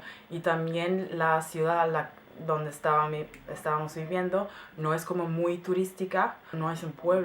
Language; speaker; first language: Spanish; non-native, fluent; German